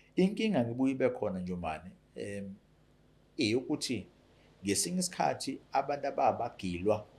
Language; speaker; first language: Zulu; native; Zulu